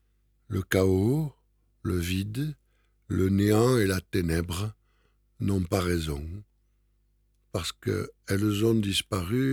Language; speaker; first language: French; native; French